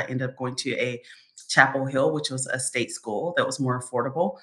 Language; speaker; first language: English; native; English